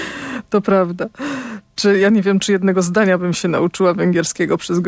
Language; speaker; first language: Polish; native; Polish